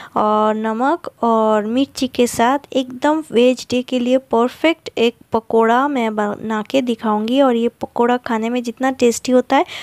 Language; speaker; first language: Hindi; non-native, local second language; Bangla